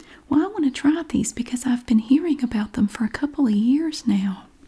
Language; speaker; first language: English; native; English